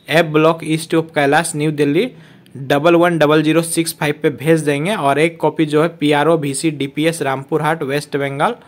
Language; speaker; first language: Hindi; native; Hindi